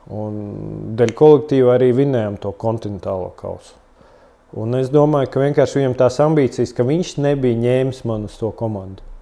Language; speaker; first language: Latvian; non-native, local second language; Russian